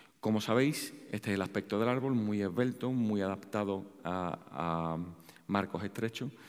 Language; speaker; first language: Spanish; native; Spanish